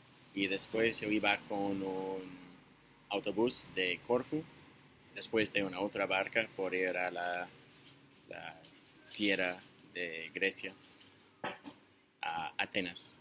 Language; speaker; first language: Spanish; non-native, learner; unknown